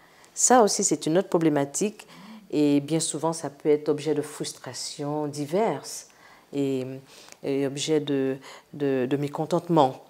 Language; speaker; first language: French; native; French